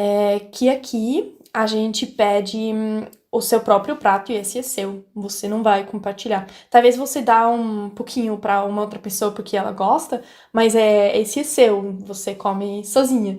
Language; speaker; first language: Portuguese; non-native, fluent; German